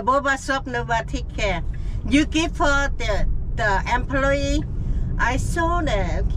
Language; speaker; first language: English; non-native, learner; Vietnamese